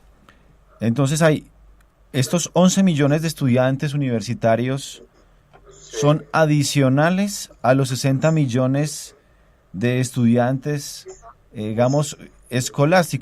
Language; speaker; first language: Spanish; native; Spanish